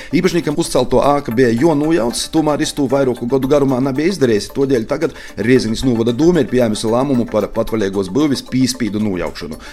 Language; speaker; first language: Latvian; native; Latvian